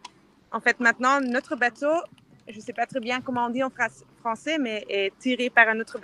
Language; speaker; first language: French; non-native, fluent; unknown